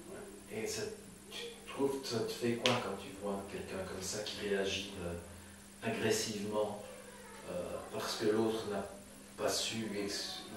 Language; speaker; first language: French; native; French